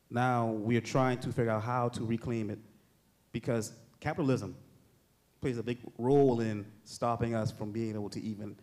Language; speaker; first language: English; native; English